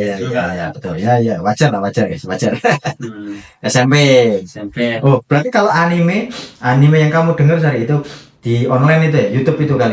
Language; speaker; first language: Indonesian; native; Indonesian